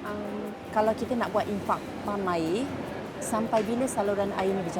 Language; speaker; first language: Malay; native; Malay